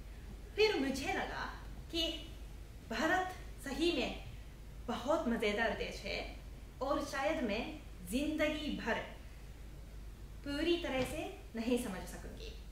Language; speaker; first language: Hindi; non-native, fluent; Japanese